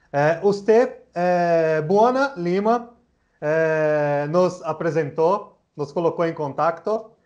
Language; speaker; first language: Spanish; non-native, learner; Portuguese